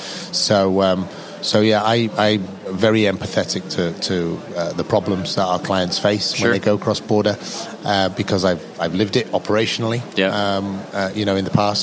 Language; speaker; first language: English; native; English